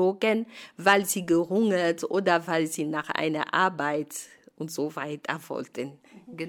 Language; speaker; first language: German; non-native, fluent; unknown